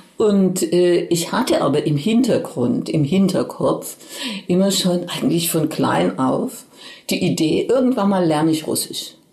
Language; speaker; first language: German; native; German